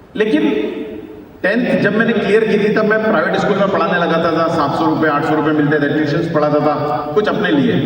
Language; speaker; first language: Hindi; native; Hindi